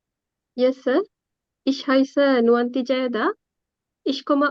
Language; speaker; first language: German; non-native, learner; Sinhala